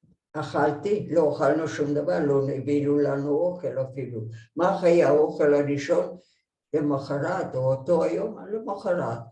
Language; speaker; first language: Hebrew; non-native, fluent; Hungarian